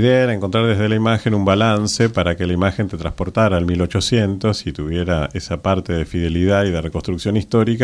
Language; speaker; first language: Spanish; native; Spanish